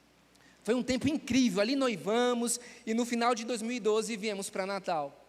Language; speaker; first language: Portuguese; native; Portuguese